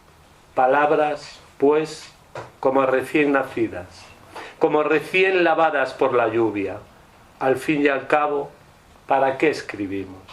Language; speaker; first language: Spanish; native; Spanish